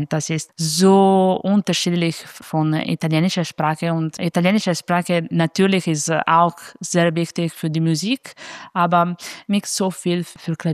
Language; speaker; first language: German; non-native, learner; Italian